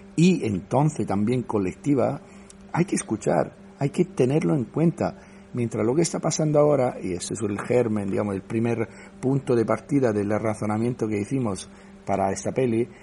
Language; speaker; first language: Spanish; non-native, fluent; Italian